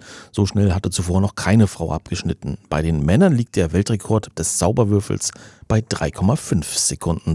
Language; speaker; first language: German; native; German